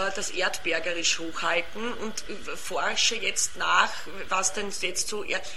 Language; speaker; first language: German; native; German